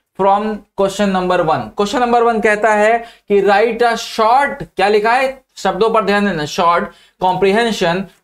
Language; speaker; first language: Hindi; native; Hindi